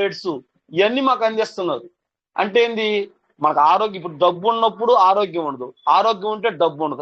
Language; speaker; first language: Telugu; native; Telugu